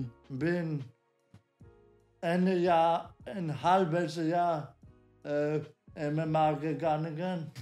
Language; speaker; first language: German; non-native, learner; Polish